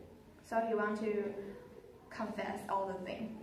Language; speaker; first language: English; non-native, learner; Chinese